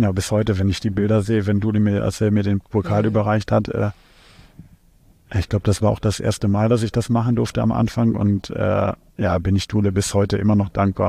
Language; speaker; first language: German; native; German